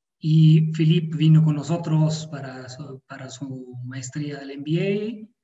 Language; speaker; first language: Spanish; non-native, fluent; Italian